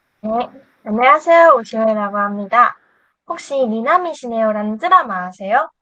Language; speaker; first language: Korean; non-native, fluent; Chinese